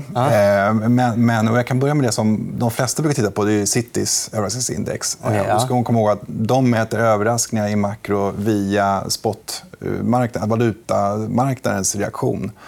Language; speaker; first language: Swedish; native; Swedish